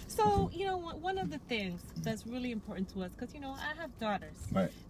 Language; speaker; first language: English; native; English